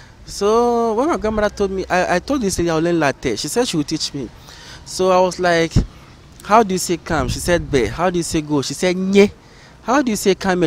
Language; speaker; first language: English; non-native, local second language; Ga